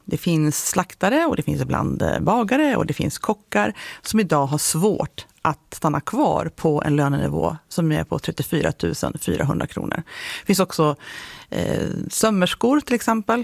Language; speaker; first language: Swedish; native; Swedish